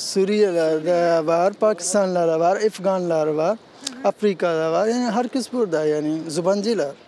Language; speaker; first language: Turkish; non-native, learner; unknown